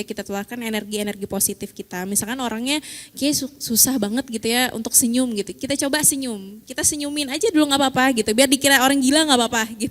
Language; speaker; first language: Indonesian; native; Indonesian